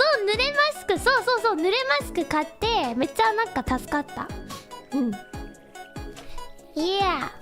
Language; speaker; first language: Japanese; non-native, learner; English